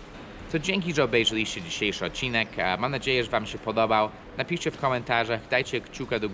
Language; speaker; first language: Polish; non-native, fluent; English